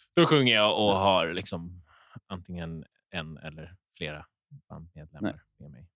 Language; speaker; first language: Swedish; native; Swedish